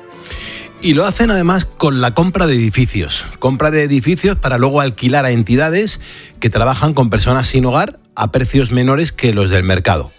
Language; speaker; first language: Spanish; native; Spanish